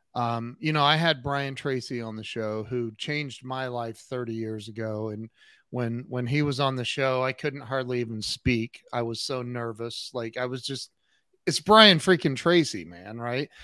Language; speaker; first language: English; native; English